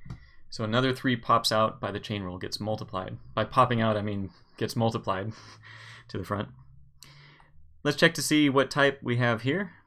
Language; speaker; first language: English; native; English